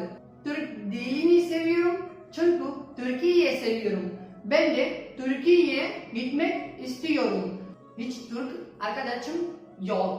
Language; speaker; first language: Turkish; non-native, learner; Gujarati